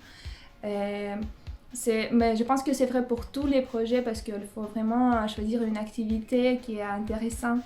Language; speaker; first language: French; non-native, fluent; Russian